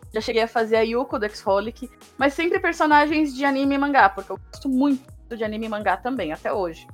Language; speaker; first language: Portuguese; native; Portuguese